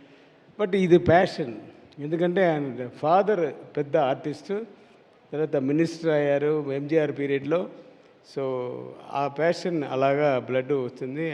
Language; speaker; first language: Telugu; non-native, learner; Tamil